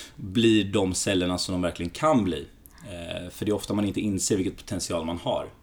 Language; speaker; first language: Swedish; early bilingual, other home language; Greek